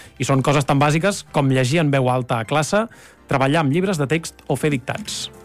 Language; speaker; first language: Catalan; native; Catalan